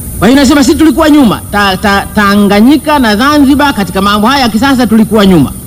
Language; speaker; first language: Swahili; non-native, local second language; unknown